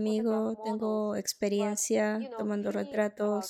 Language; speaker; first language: Spanish; non-native, fluent; Russian